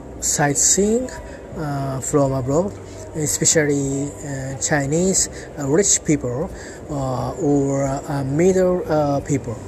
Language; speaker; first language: English; non-native, learner; Japanese